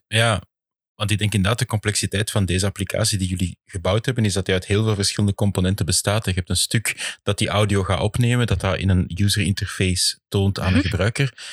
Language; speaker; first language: Dutch; native; Dutch